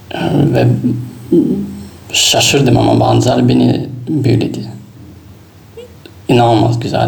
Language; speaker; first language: Turkish; non-native, fluent; Russian